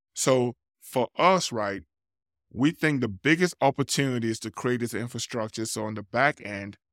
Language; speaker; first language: English; non-native, local second language; Yoruba